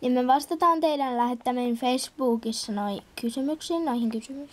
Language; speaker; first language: Finnish; native; Finnish